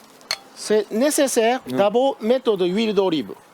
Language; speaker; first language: French; non-native, learner; Japanese